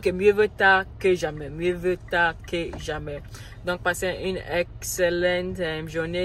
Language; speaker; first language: French; non-native, learner; Akan